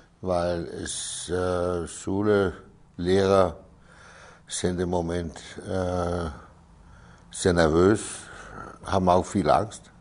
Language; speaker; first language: German; non-native, fluent; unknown